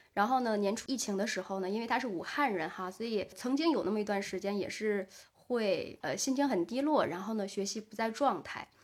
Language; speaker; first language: Chinese; native; Chinese